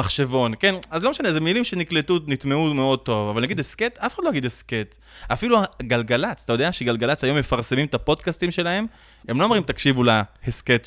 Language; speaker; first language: Hebrew; native; Hebrew